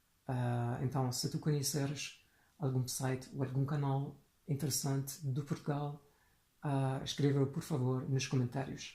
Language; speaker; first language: Portuguese; non-native, fluent; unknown